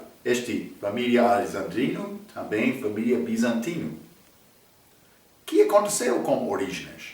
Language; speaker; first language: Portuguese; non-native, fluent; English